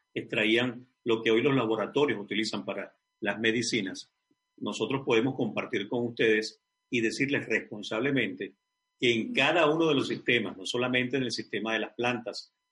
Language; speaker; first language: Spanish; native; Spanish